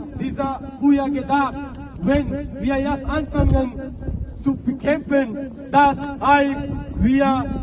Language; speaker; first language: German; non-native, learner; Baluchi